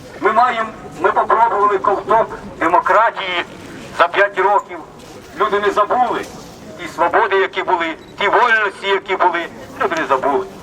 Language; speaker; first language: Ukrainian; native; Ukrainian